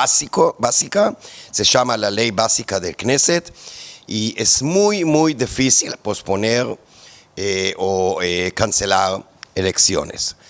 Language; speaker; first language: Spanish; non-native, fluent; Hebrew